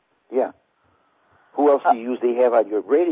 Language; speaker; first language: English; native; English